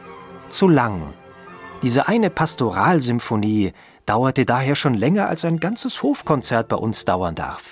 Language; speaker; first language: German; native; German